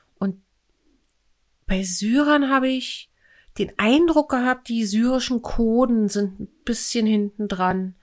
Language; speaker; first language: German; native; German